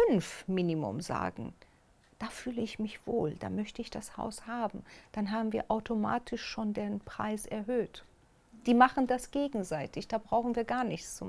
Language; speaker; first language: German; non-native, fluent; Persian